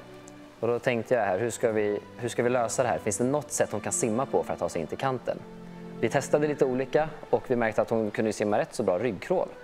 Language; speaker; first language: Swedish; native; Swedish